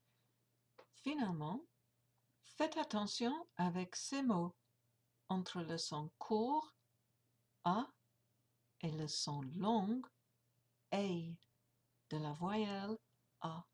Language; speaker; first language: French; non-native, fluent; English